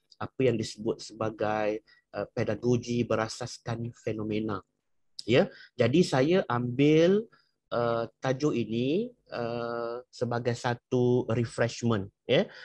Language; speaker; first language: Malay; native; Malay